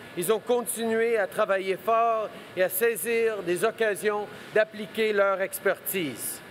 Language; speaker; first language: French; early bilingual, heritage; French